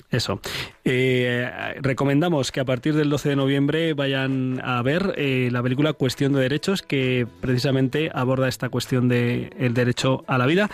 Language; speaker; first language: Spanish; native; Spanish